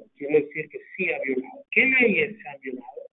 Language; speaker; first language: Spanish; native; Spanish